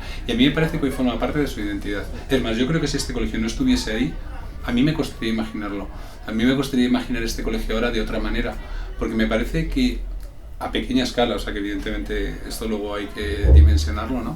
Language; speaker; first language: Spanish; native; Spanish